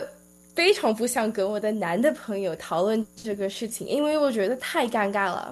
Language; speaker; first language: Chinese; early bilingual, heritage; Chinese